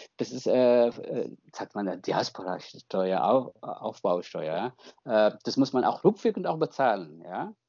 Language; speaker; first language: German; non-native, fluent; Tigrinya